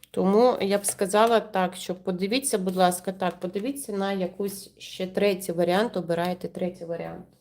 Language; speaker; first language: Ukrainian; non-native, local second language; Russian